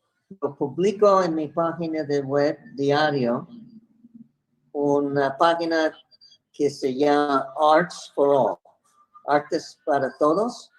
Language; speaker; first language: Spanish; non-native, fluent; English